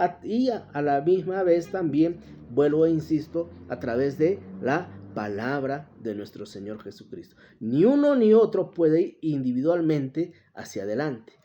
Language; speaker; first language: Spanish; native; Spanish